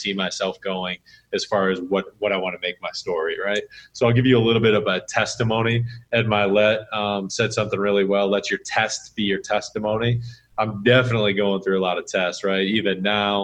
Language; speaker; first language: English; native; English